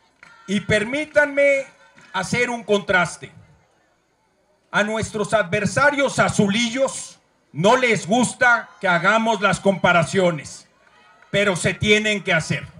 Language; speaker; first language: Spanish; native; Spanish